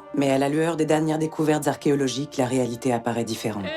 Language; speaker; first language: French; native; French